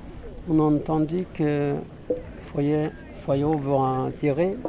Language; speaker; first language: French; non-native, learner; English